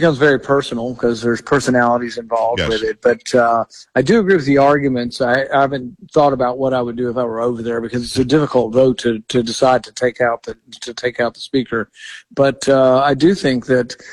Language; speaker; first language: English; native; English